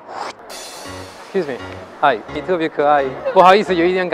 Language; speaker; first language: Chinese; non-native, fluent; English